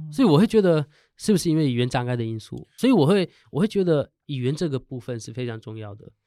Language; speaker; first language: Chinese; non-native, fluent; Hindi